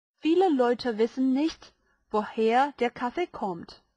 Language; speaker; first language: German; non-native, fluent; Chinese